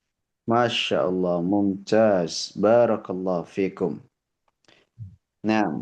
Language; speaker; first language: Arabic; non-native, fluent; Indonesian